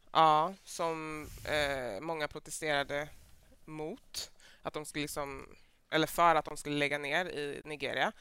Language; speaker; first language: Swedish; native; Swedish